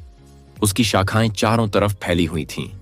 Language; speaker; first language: Hindi; native; Hindi